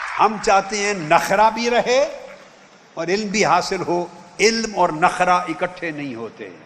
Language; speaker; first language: Urdu; non-native, local second language; Punjabi